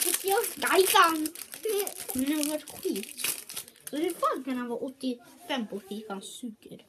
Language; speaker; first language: Swedish; native; Swedish